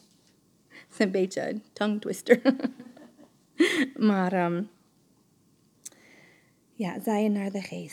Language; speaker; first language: Dutch; non-native, fluent; English